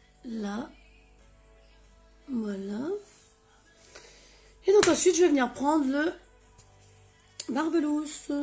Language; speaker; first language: French; native; French